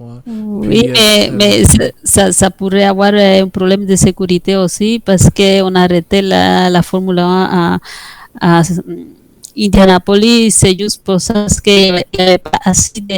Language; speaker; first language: French; non-native, fluent; Spanish